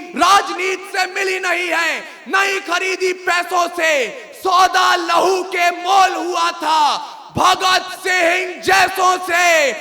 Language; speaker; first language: Hindi; native; Hindi